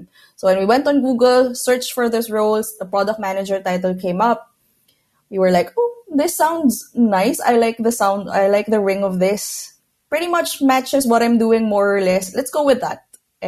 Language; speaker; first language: English; non-native, local second language; Filipino